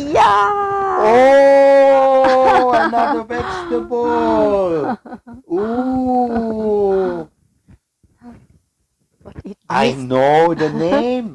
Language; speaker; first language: English; non-native, fluent; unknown